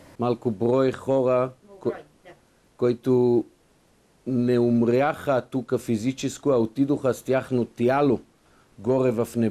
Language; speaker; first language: Bulgarian; non-native, fluent; Hebrew